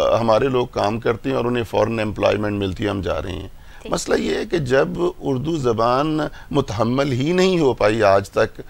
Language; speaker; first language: Urdu; non-native, local second language; Punjabi